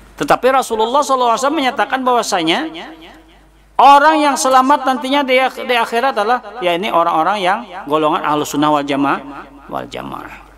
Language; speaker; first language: Indonesian; non-native, local second language; Banjar